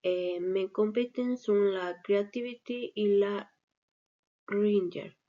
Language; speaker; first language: French; non-native, learner; Spanish